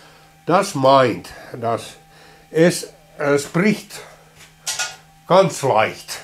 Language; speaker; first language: German; non-native, learner; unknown